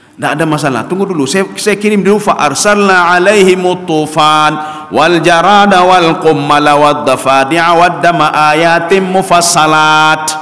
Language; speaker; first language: Malay; non-native, local second language; Achinese